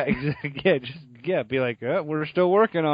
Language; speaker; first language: English; native; English